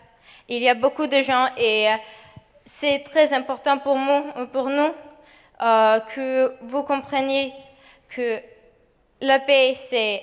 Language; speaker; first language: French; non-native, fluent; Ukrainian